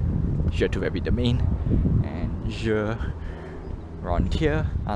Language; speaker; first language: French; non-native, learner; English